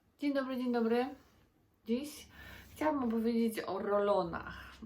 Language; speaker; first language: Polish; native; Polish